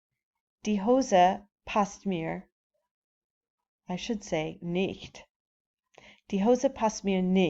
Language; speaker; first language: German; non-native, fluent; English